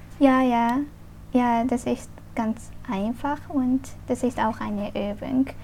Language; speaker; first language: German; non-native, fluent; Japanese